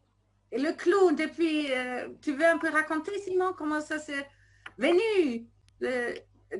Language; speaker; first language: French; non-native, fluent; German